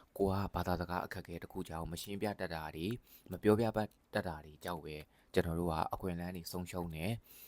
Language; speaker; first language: Burmese; native; Burmese